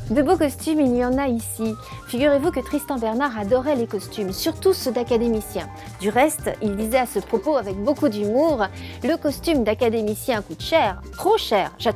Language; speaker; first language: French; native; French